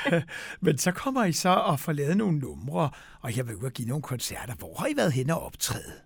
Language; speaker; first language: Danish; native; Danish